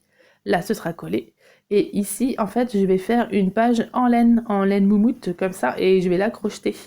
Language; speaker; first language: French; native; French